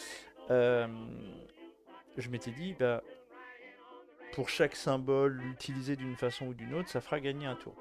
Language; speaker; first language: French; native; French